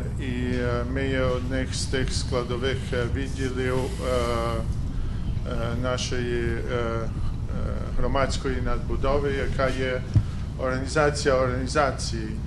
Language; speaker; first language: Ukrainian; early bilingual, heritage; Ukrainian